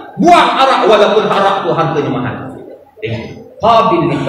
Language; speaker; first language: Malay; non-native, fluent; Arabic